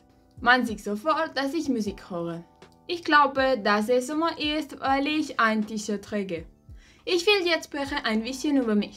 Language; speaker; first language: German; non-native, learner; Catalan